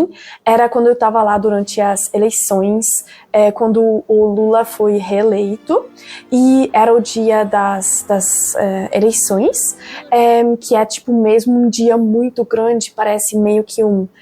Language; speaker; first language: Portuguese; non-native, fluent; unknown